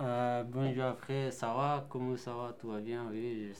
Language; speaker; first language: French; non-native, learner; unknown